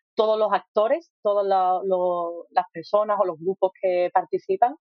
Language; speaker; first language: Spanish; native; Spanish